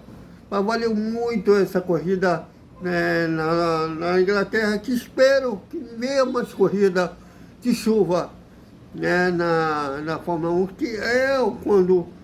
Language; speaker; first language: Portuguese; native; Portuguese